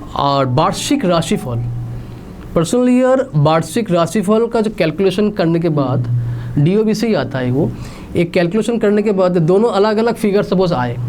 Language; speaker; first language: Hindi; non-native, local second language; Bangla